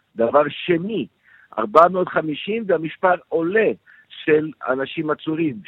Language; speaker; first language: Hebrew; non-native, fluent; Portuguese